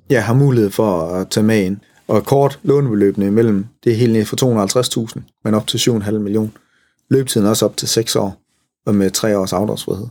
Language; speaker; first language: Danish; native; Danish